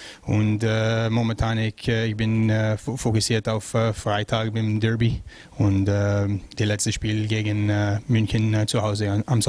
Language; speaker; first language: German; non-native, learner; French